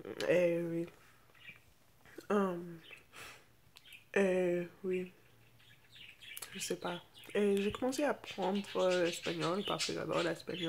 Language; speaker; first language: French; non-native, fluent; English